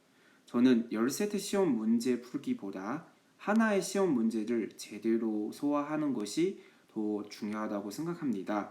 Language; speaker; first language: Korean; non-native, fluent; Chinese